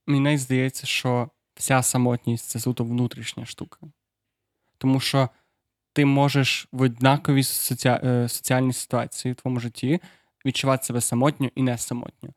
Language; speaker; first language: Ukrainian; non-native, local second language; Russian